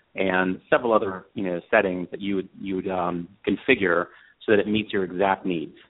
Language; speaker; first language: English; native; English